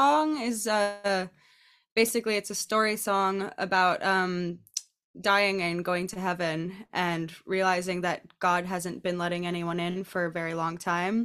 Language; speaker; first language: English; native; English